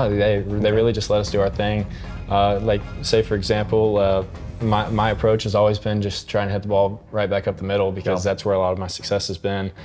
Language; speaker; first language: English; native; English